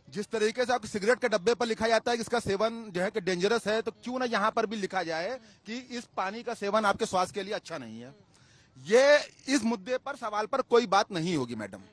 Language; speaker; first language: Hindi; native; Hindi